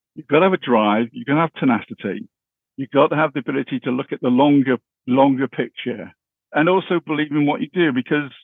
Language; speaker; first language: English; native; English